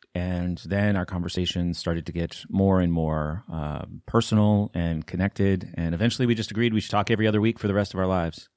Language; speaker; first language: English; native; English